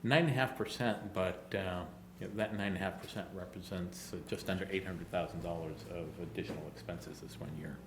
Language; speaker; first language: English; native; English